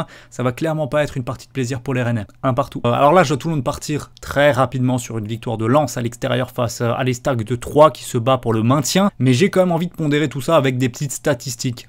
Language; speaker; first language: French; native; French